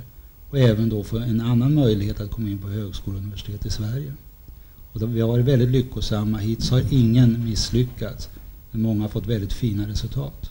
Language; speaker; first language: Swedish; native; Swedish